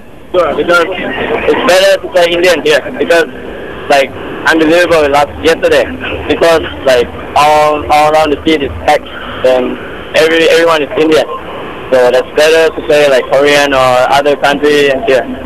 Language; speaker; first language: English; non-native, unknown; Thai